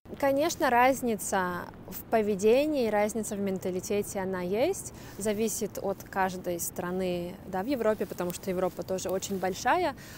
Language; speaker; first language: Russian; native; Russian